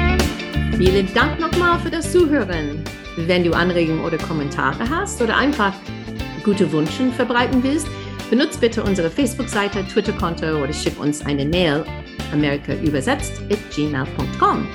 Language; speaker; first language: German; non-native, fluent; English